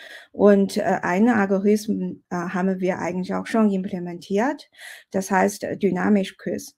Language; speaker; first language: German; non-native, fluent; Chinese